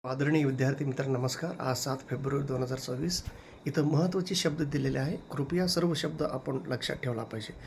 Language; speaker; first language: Marathi; non-native, local second language; Kannada